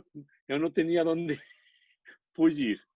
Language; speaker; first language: Portuguese; non-native, learner; Spanish